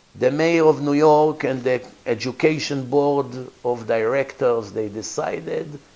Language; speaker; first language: English; non-native, fluent; Hebrew